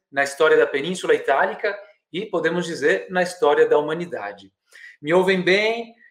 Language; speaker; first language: Portuguese; non-native, fluent; Italian